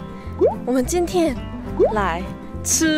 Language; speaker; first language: Chinese; non-native, learner; Korean